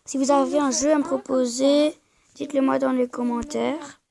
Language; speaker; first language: French; native; French